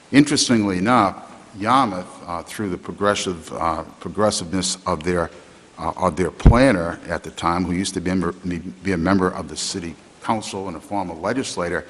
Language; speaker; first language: English; native; English